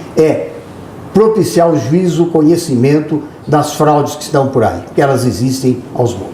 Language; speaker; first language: Portuguese; native; Portuguese